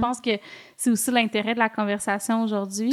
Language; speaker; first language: French; native; French